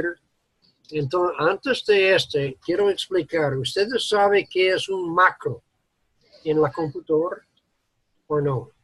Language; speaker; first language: Spanish; non-native, learner; English